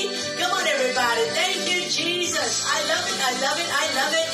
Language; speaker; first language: English; native; English